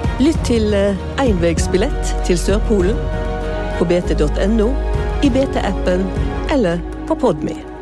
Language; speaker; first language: Norwegian; native; Norwegian